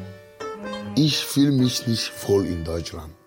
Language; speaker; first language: German; non-native, fluent; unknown